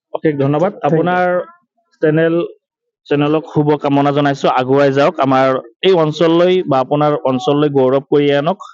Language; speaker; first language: Assamese; non-native, local second language; Bangla